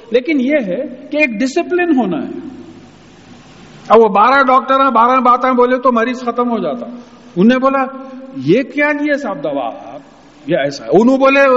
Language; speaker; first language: Urdu; native; Urdu